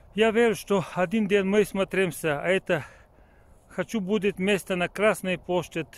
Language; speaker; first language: Russian; non-native, learner; Bulgarian